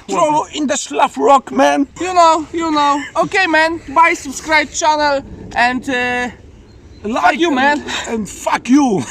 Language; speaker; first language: English; non-native, learner; Polish